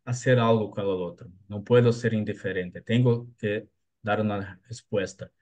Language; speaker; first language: Spanish; non-native, learner; Portuguese